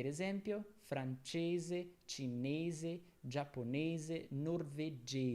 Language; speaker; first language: Italian; non-native, fluent; Portuguese